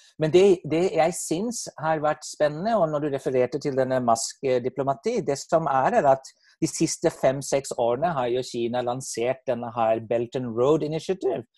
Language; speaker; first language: Norwegian; non-native, fluent; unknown